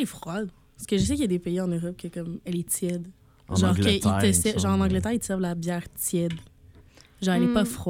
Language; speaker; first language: French; native; French